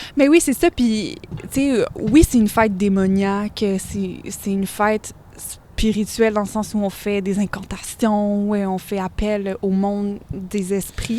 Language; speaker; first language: French; native; French